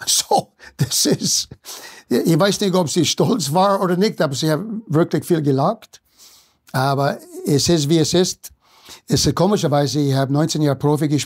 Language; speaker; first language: German; non-native, fluent; English